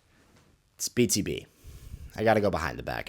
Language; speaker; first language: English; native; English